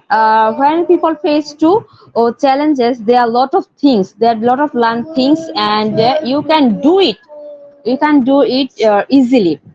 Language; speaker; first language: English; non-native, learner; Bangla